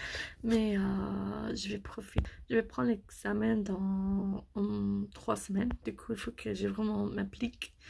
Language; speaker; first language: French; non-native, learner; English